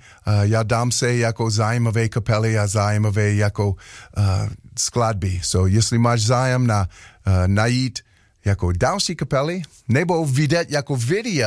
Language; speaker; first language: Czech; non-native, learner; English